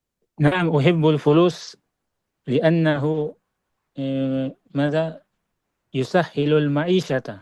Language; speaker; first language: Arabic; non-native, learner; Indonesian